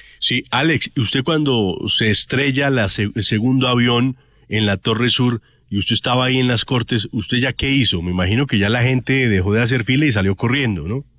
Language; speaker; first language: Spanish; native; Spanish